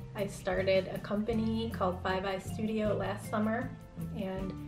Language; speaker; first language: English; native; English